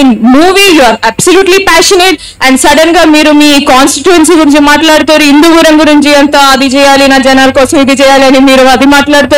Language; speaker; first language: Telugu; non-native, local second language; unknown